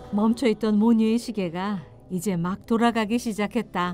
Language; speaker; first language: Korean; native; Korean